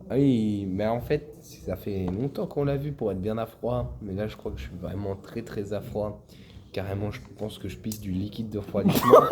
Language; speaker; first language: French; native; French